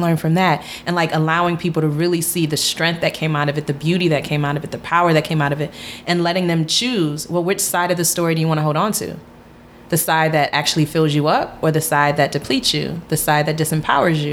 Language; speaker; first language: English; native; English